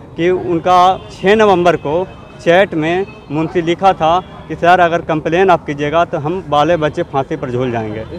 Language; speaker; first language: Hindi; native; Hindi